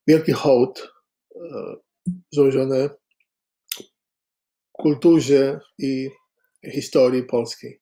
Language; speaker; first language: Polish; non-native, fluent; Catalan